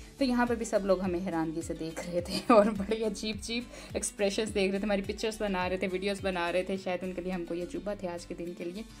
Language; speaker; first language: Urdu; native; Urdu